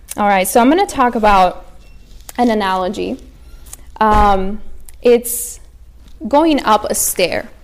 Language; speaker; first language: English; early bilingual, other home language; Spanish